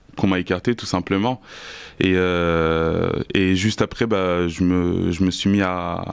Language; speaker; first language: French; native; French